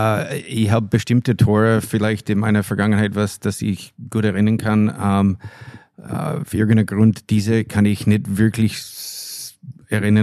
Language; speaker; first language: German; non-native, fluent; English